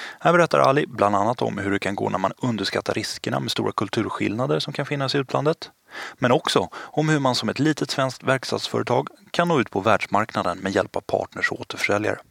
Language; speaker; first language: Swedish; native; Swedish